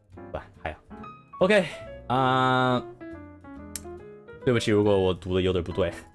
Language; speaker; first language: Chinese; non-native, learner; English